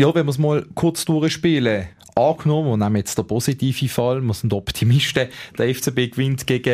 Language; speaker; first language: German; native; German